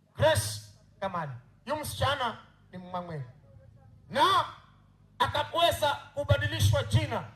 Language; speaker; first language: Swahili; non-native, local second language; Luyia